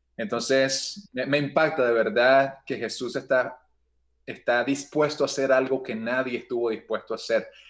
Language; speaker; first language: Spanish; native; Spanish